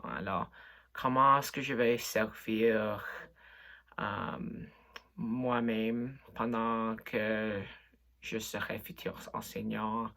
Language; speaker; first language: French; non-native, local second language; English